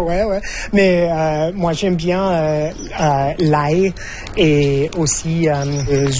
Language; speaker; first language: French; non-native, fluent; English